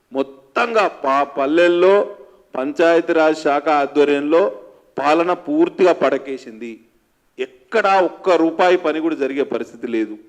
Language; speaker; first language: Telugu; native; Telugu